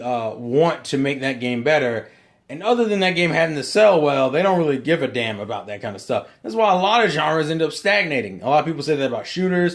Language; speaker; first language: English; native; English